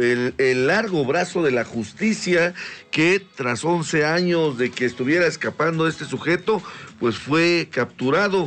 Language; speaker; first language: Spanish; native; Spanish